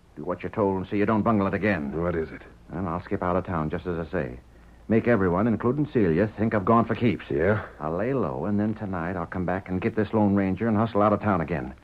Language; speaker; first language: English; native; English